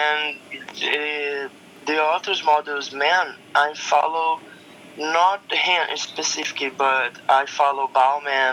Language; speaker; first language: English; non-native, learner; Portuguese